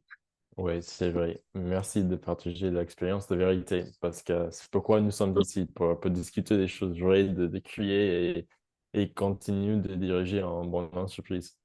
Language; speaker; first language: French; non-native, fluent; English